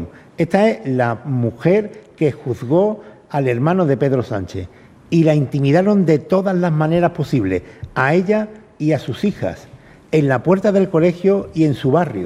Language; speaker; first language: Spanish; native; Spanish